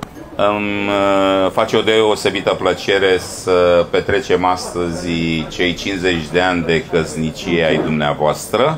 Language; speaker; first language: Romanian; native; Romanian